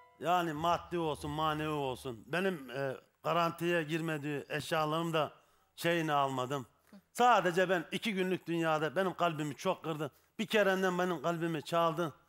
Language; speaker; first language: Turkish; native; Turkish